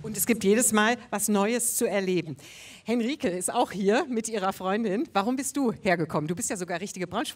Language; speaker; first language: German; native; German